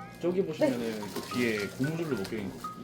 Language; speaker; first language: Korean; native; Korean